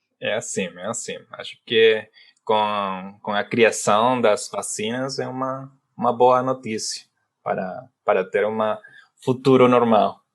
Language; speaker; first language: Portuguese; non-native, fluent; Spanish